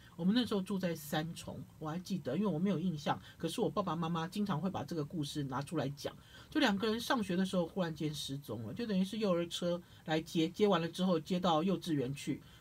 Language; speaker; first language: Chinese; native; Chinese